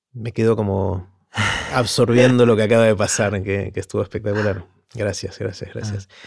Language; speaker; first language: Spanish; native; Spanish